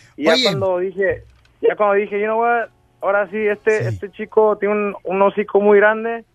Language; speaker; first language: Spanish; early bilingual, heritage; Spanish